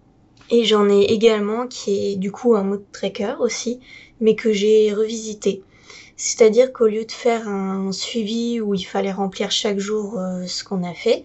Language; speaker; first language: French; native; French